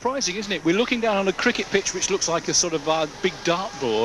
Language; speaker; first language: English; native; English